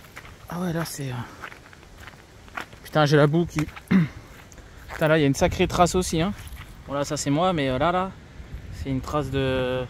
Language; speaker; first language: French; native; French